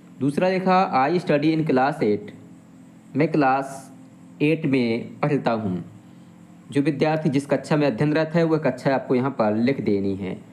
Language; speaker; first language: Hindi; native; Hindi